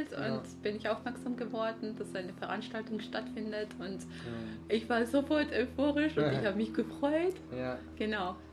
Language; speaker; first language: German; non-native, fluent; Georgian